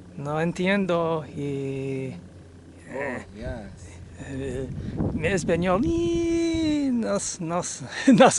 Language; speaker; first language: Spanish; non-native, learner; English